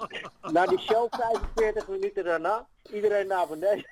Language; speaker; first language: Dutch; native; Dutch